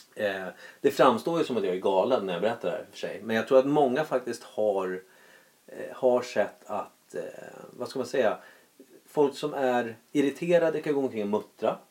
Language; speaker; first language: Swedish; native; Swedish